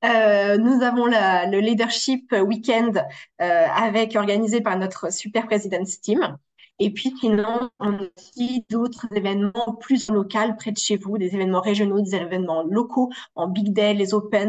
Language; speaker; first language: French; native; French